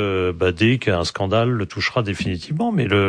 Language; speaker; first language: French; native; French